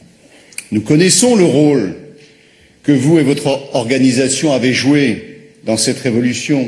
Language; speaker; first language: French; native; French